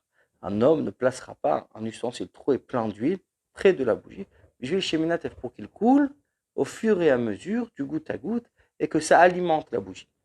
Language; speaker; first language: French; native; French